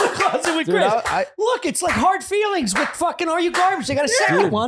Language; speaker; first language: English; native; English